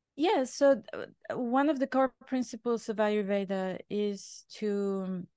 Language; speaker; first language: English; non-native, fluent; Bulgarian